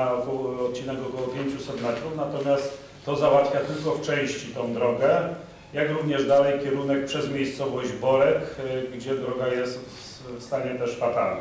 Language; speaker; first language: Polish; native; Polish